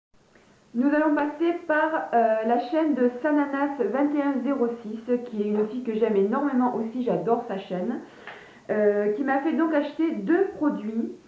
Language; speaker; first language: French; native; French